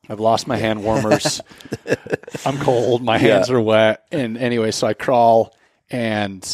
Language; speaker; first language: English; native; English